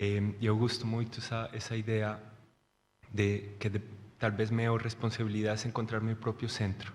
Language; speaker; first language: Portuguese; non-native, learner; Spanish